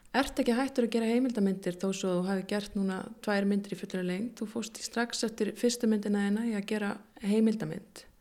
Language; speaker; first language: Icelandic; native; Icelandic